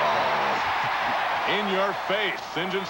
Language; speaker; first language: English; native; English